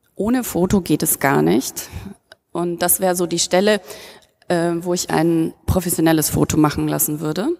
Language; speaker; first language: German; native; German